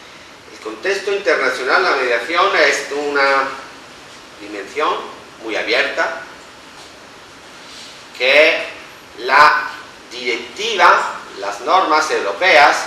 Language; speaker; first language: Spanish; non-native, fluent; Italian